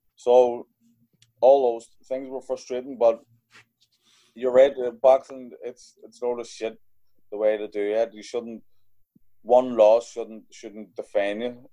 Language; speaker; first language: English; native; English